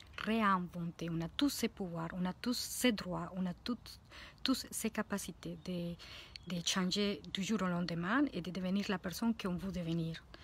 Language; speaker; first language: French; non-native, fluent; Spanish